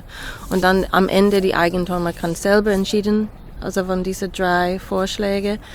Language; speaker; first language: German; non-native, fluent; English